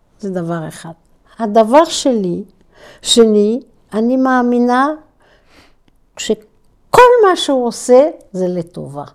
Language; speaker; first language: Hebrew; non-native, fluent; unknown